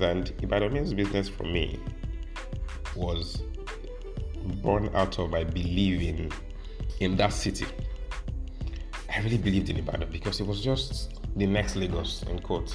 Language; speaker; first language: English; non-native, local second language; Yoruba